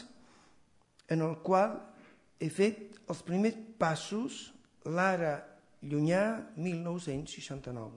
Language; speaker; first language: Catalan; non-native, fluent; Italian